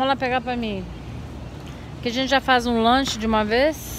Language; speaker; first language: Portuguese; native; Portuguese